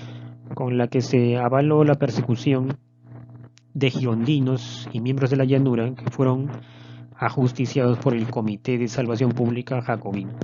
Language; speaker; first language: Spanish; native; Spanish